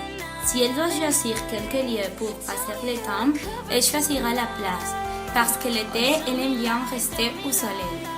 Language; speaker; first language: French; non-native, learner; Spanish